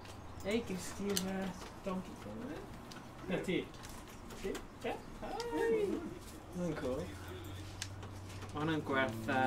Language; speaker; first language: Welsh; native; Welsh